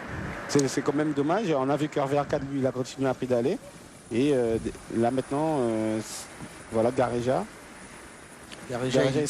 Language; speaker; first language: French; native; French